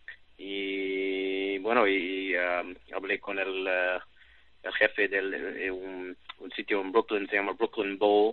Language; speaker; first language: Spanish; non-native, learner; English